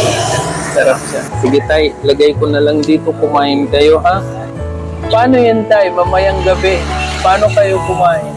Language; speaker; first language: Filipino; non-native, learner; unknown